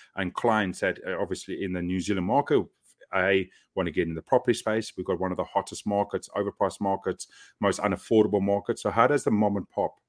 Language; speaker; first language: English; native; English